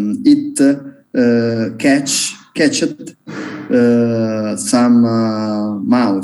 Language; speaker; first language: English; non-native, learner; Italian